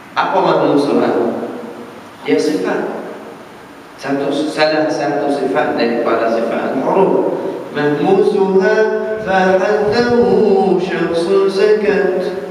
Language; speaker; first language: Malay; non-native, fluent; Arabic